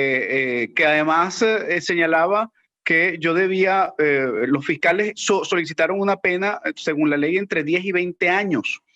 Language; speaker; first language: Spanish; native; Spanish